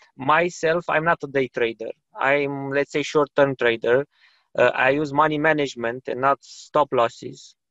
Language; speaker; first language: English; non-native, fluent; Romanian